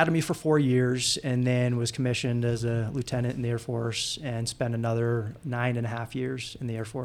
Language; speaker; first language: English; native; English